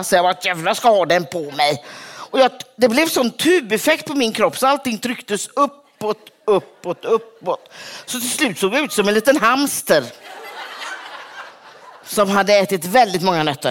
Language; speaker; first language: Swedish; native; Swedish